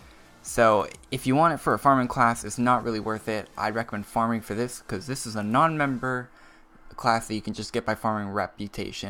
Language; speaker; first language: English; native; English